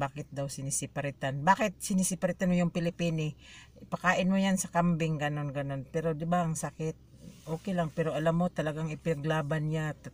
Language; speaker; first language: Filipino; native; Filipino